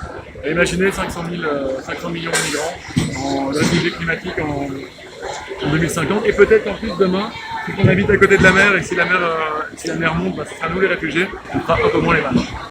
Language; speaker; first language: French; native; French